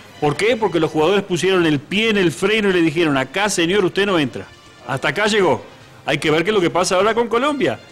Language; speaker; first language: Spanish; native; Spanish